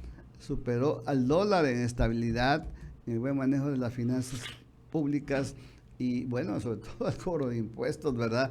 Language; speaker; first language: Spanish; native; Spanish